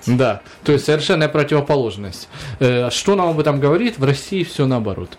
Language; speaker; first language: Russian; native; Russian